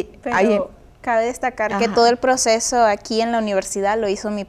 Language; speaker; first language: Spanish; native; Spanish